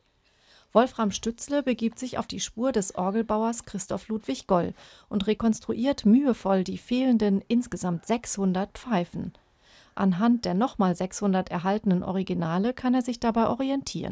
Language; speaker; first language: German; native; German